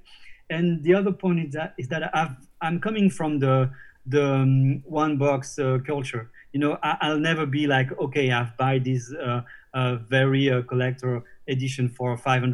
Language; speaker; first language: English; non-native, fluent; French